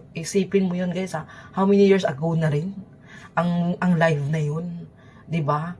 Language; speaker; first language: Filipino; native; Filipino